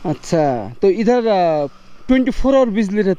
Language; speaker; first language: Hindi; non-native, learner; Bangla